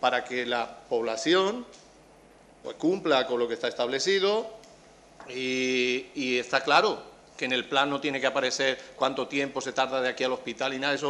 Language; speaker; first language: Spanish; native; Spanish